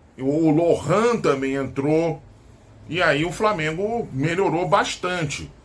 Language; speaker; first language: Portuguese; native; Portuguese